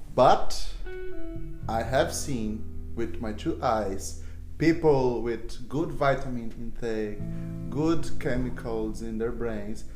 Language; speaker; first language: English; non-native, fluent; Portuguese